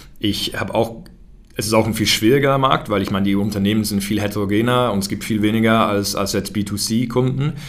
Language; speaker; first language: German; early bilingual, heritage; German